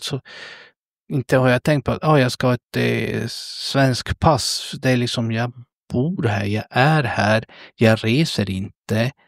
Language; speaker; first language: Swedish; early bilingual, other home language; Spanish